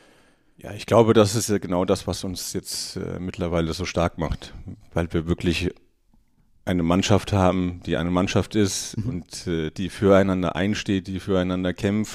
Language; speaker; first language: German; native; German